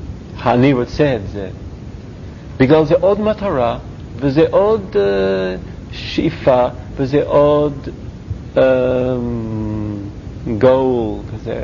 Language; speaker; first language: Hebrew; non-native, learner; English